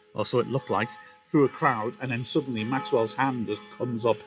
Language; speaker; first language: English; native; English